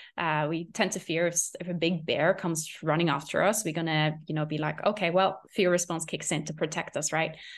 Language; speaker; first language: English; non-native, fluent; Norwegian